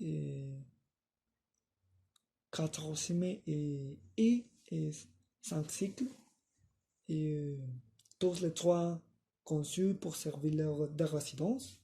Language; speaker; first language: French; non-native, learner; Spanish